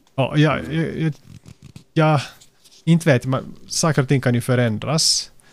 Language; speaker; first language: Swedish; native; Swedish